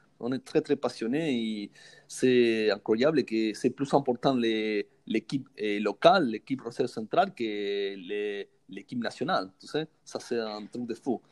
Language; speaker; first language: French; non-native, learner; Spanish